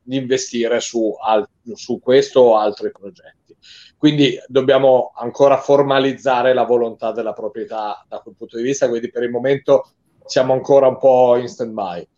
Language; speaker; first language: Italian; native; Italian